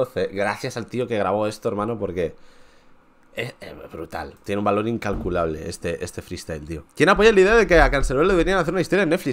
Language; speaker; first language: Spanish; native; Spanish